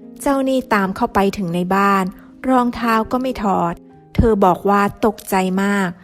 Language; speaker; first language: Thai; native; Thai